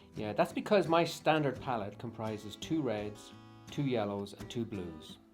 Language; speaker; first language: English; native; English